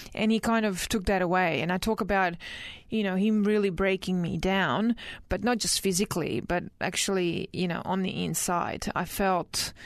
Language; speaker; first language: English; early bilingual, other home language; Croatian